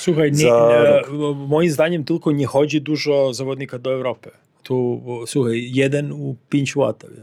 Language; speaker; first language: Polish; non-native, fluent; Serbian